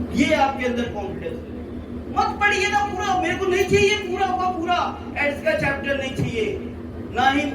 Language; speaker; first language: Hindi; native; Hindi